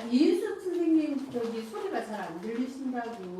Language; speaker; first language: Korean; native; Korean